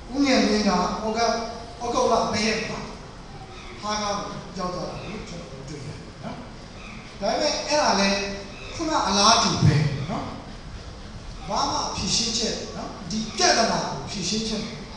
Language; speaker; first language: Burmese; non-native, local second language; Tedim Chin